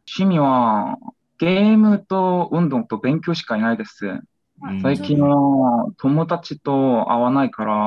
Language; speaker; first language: Japanese; non-native, learner; Korean